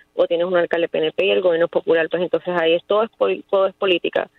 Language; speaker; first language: Spanish; native; Spanish